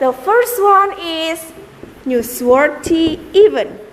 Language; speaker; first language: English; non-native, learner; Indonesian